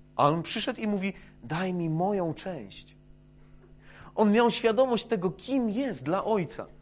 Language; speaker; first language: Polish; non-native, fluent; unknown